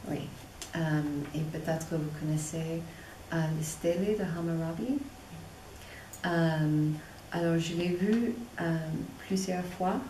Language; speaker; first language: French; non-native, fluent; English